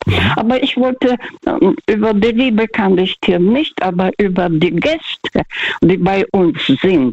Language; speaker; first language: German; non-native, fluent; Russian